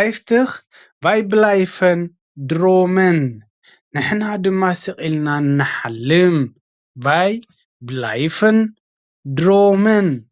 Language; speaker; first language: Dutch; non-native, fluent; Tigrinya